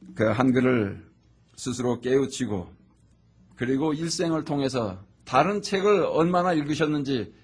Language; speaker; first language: Korean; native; Korean